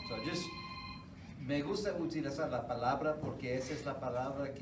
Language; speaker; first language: Spanish; non-native, fluent; English